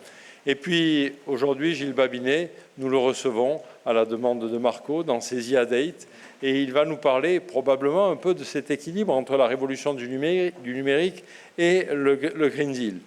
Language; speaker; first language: French; native; French